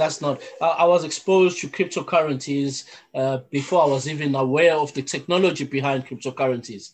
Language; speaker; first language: English; non-native, local second language; Zulu